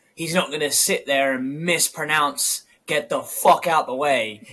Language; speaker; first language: English; native; English